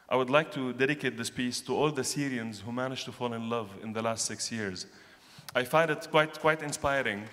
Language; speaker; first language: English; non-native, fluent; Arabic